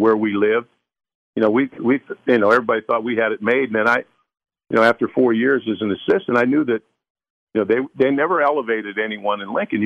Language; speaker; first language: English; early bilingual, other home language; Spanish